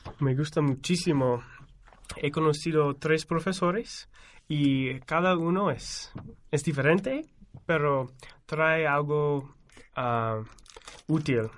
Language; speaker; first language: Spanish; non-native, fluent; English